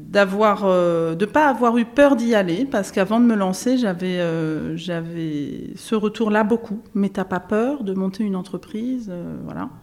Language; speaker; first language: French; native; French